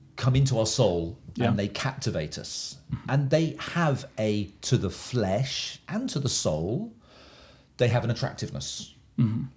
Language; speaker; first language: English; native; English